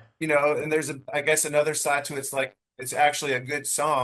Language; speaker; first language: English; native; English